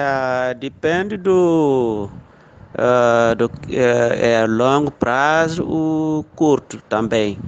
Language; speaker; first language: Portuguese; non-native, local second language; Fula